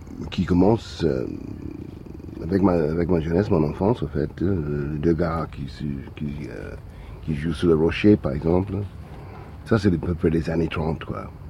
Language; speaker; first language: French; non-native, fluent; English